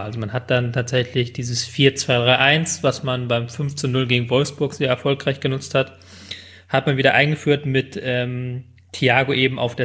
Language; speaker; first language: German; native; German